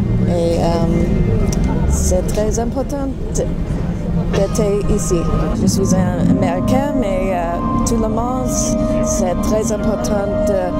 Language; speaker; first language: French; non-native, learner; English